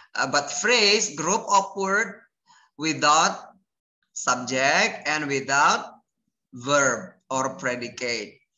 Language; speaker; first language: English; non-native, fluent; Indonesian